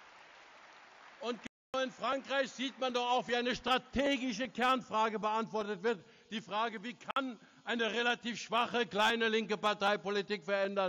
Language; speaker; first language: German; native; German